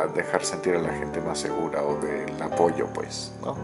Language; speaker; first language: Spanish; native; Spanish